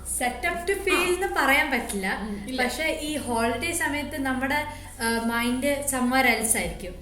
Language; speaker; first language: Malayalam; early bilingual, heritage; Malayalam